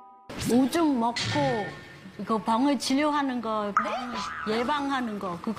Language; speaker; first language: Korean; non-native, learner; Vietnamese